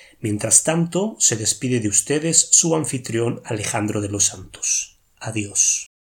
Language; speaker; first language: Spanish; native; Spanish